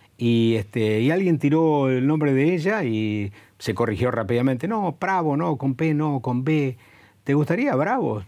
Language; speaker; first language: Spanish; native; Spanish